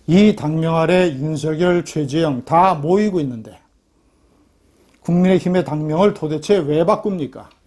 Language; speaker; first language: Korean; native; Korean